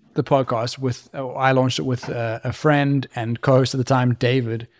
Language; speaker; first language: English; native; English